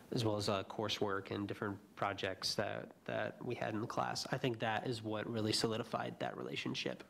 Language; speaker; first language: English; native; English